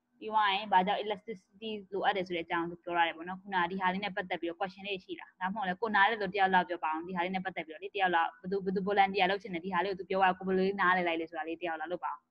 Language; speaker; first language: Burmese; native; Burmese